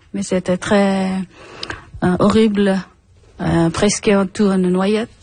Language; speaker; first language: French; non-native, learner; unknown